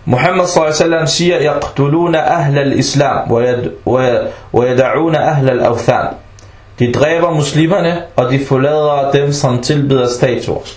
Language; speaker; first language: Danish; early bilingual, other home language; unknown